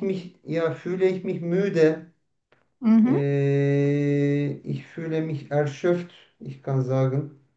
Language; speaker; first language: German; non-native, learner; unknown